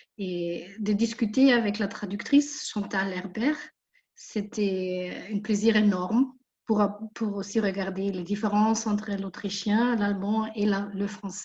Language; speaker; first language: French; non-native, fluent; German